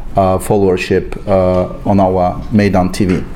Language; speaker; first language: English; non-native, fluent; Azerbaijani